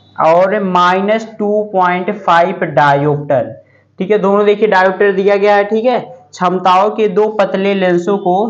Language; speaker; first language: Hindi; native; Hindi